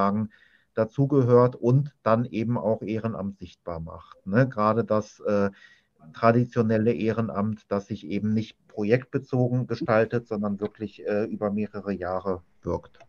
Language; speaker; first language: German; native; German